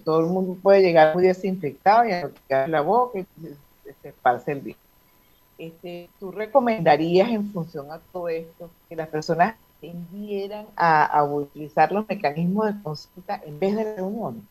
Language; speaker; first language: Spanish; native; Spanish